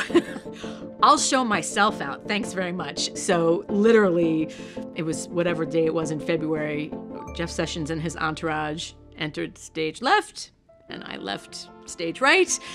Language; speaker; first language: English; native; English